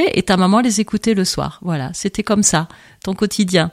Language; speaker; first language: French; native; French